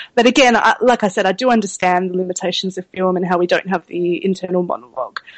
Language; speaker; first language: English; native; English